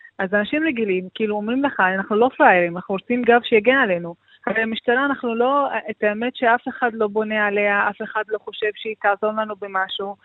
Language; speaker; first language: Hebrew; non-native, local second language; Arabic